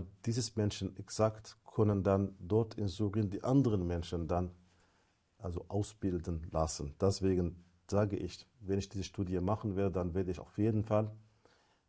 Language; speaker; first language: German; non-native, fluent; Arabic